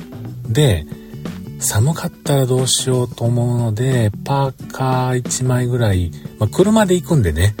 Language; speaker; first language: Japanese; native; Japanese